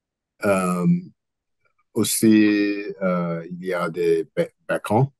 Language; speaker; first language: French; non-native, learner; English